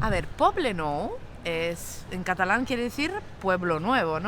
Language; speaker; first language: Spanish; non-native, local second language; Catalan